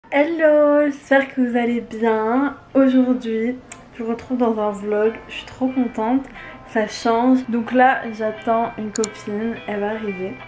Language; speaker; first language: French; native; French